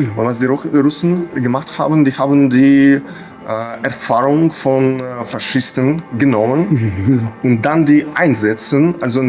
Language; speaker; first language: German; non-native, fluent; Ukrainian